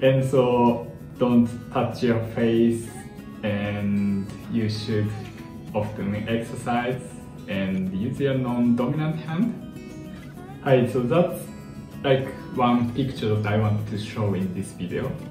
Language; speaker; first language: English; non-native, fluent; Japanese